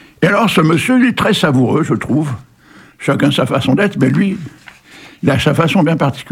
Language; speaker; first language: French; native; French